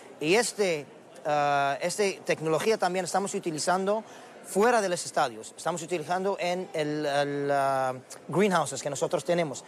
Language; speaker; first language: Spanish; non-native, learner; Arabic